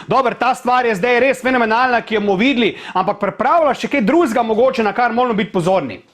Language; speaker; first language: Slovenian; native; Slovenian